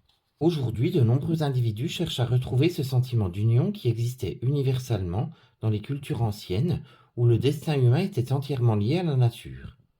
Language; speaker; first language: French; native; French